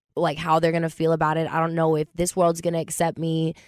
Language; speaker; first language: English; native; English